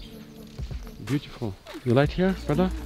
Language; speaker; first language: English; non-native, learner; French